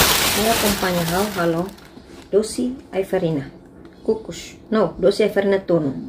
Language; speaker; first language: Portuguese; non-native, learner; Tetum